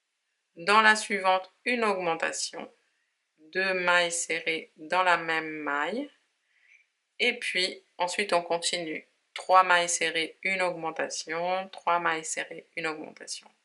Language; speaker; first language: French; native; French